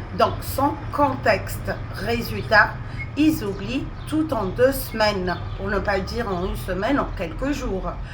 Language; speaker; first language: French; non-native, local second language; Arabic